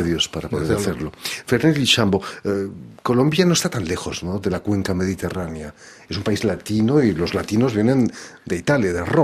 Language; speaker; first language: Spanish; native; Spanish